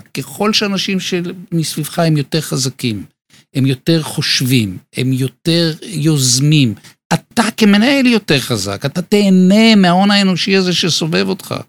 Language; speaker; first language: Hebrew; native; Hebrew